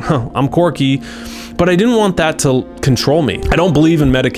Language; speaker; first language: English; native; English